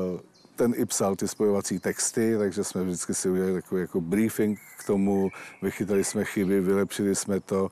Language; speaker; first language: Czech; native; Czech